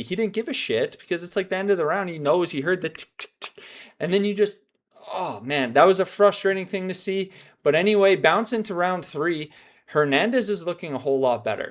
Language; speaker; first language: English; native; English